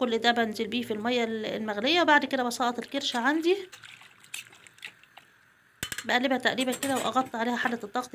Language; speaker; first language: Arabic; native; Arabic